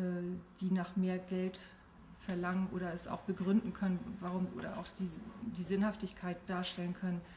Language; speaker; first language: German; native; German